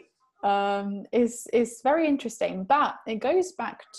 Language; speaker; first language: English; early bilingual, other home language; Italian